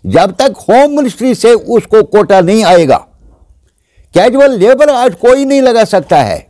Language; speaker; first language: Hindi; non-native, local second language; Kashmiri